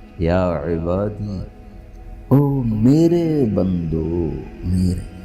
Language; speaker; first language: Urdu; non-native, local second language; Punjabi